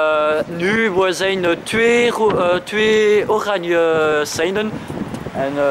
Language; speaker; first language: Dutch; non-native, local second language; French